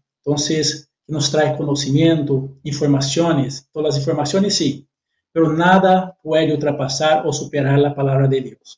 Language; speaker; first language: Spanish; non-native, fluent; Portuguese